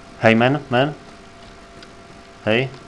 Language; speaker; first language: English; non-native, learner; Polish